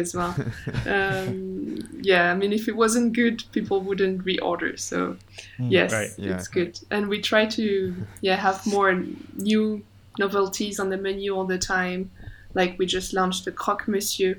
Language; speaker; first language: English; non-native, fluent; French